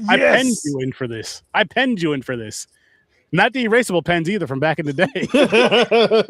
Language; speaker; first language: English; native; English